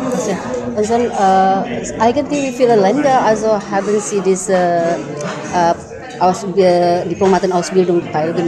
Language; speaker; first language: German; non-native, learner; Indonesian